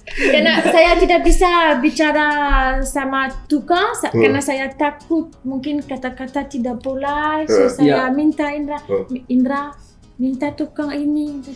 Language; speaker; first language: Indonesian; non-native, learner; French